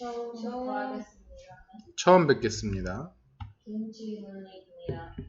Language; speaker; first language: Korean; non-native, learner; Spanish